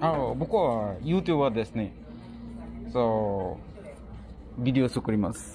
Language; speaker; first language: Japanese; non-native, learner; Bangla